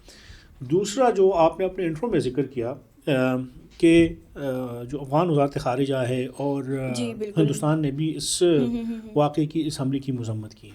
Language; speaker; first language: Urdu; non-native, local second language; Pashto